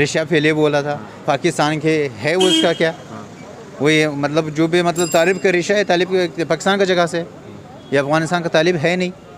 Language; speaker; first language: Hindi; non-native, learner; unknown